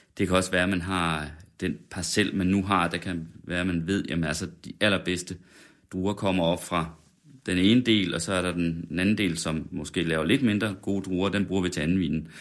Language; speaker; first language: Danish; native; Danish